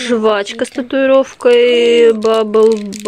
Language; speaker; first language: Russian; native; Russian